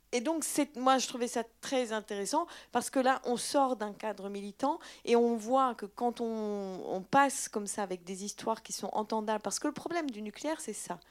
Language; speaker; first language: French; native; French